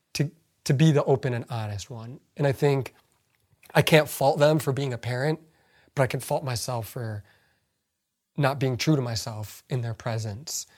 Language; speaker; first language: English; early bilingual, other home language; Arabic